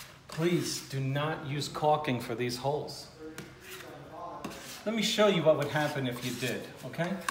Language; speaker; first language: English; native; English